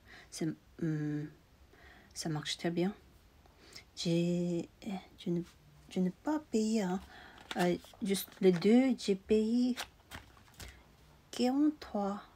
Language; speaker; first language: French; non-native, learner; Tibetan